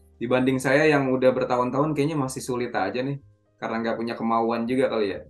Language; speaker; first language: Indonesian; native; Indonesian